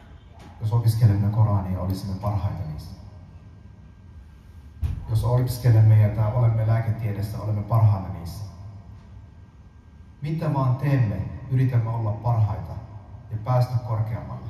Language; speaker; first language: Finnish; early bilingual, other home language; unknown